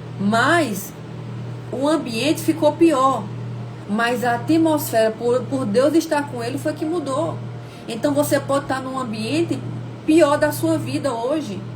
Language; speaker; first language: Portuguese; native; Portuguese